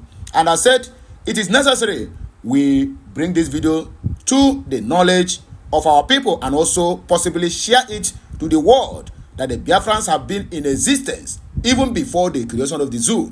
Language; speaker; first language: English; non-native, local second language; Igbo